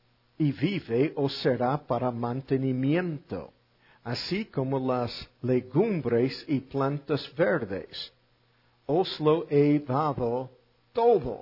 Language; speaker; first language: Spanish; non-native, fluent; English